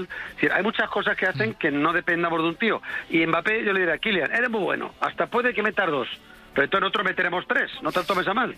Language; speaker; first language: Spanish; native; Spanish